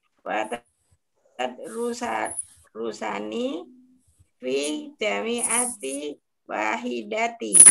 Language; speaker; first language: Arabic; non-native, learner; Indonesian